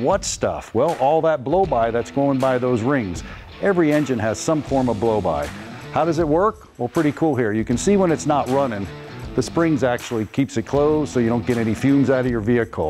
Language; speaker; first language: English; native; English